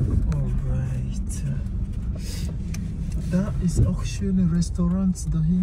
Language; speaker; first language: German; non-native, learner; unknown